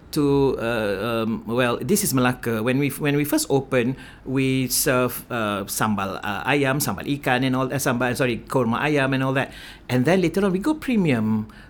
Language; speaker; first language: English; non-native, local second language; Malay